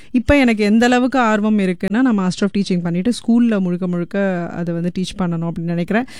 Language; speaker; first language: Tamil; native; Tamil